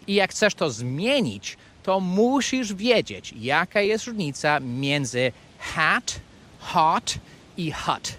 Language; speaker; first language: Polish; non-native, fluent; English